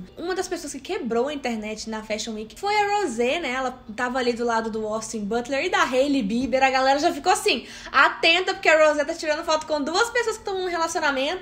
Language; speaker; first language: Portuguese; native; Portuguese